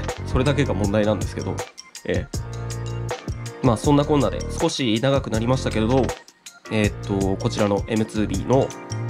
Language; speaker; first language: Japanese; native; Japanese